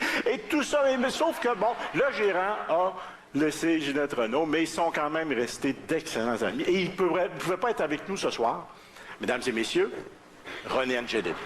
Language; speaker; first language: French; native; French